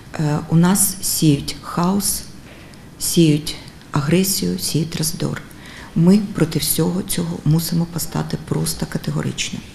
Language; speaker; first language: Ukrainian; non-native, local second language; Russian